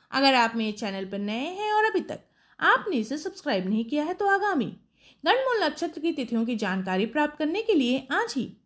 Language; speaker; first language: Hindi; native; Hindi